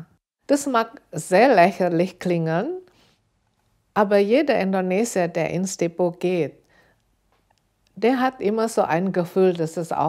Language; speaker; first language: German; non-native, fluent; Indonesian